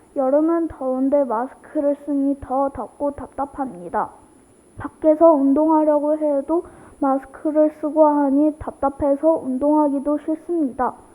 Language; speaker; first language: Korean; early bilingual, other home language; Chinese